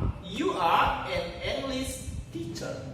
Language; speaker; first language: English; non-native, fluent; Indonesian